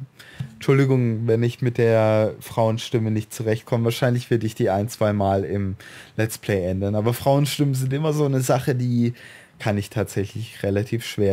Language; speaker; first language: German; native; German